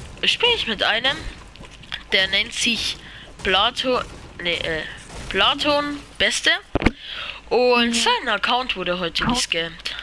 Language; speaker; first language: German; native; German